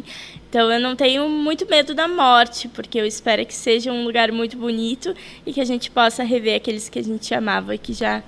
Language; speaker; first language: Portuguese; native; Portuguese